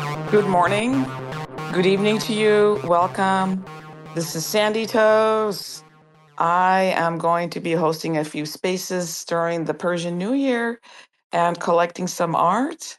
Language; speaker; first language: English; early bilingual, other home language; Persian